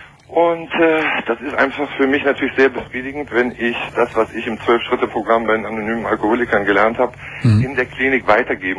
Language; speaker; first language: German; native; German